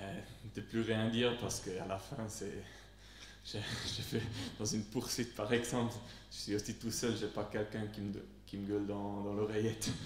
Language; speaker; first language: French; non-native, local second language; Swiss German